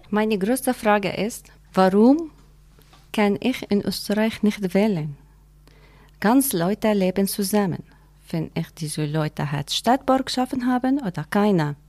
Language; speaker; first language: German; non-native, learner; Kurdish